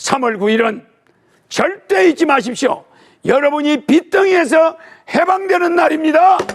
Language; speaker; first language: Korean; native; Korean